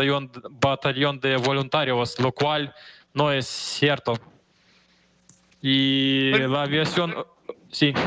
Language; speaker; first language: Spanish; non-native, fluent; Ukrainian